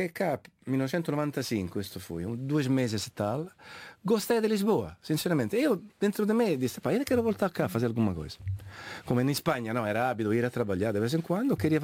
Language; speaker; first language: Portuguese; non-native, fluent; Italian